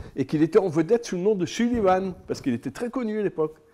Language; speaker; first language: French; native; French